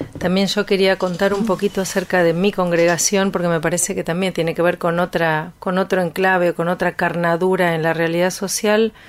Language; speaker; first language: Spanish; native; Spanish